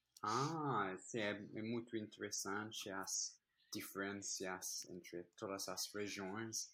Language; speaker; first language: Portuguese; non-native, learner; English